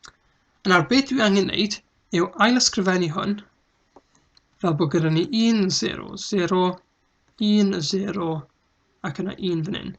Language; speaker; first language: Welsh; native; Welsh